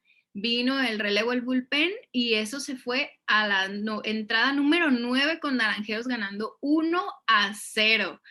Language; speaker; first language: Spanish; native; Spanish